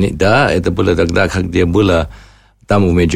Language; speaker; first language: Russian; non-native, learner; German